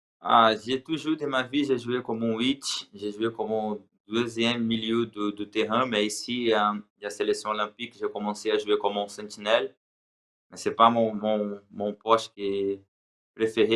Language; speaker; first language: French; non-native, learner; Portuguese